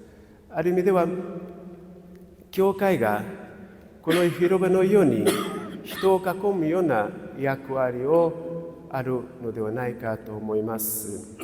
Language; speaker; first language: Japanese; non-native, fluent; Portuguese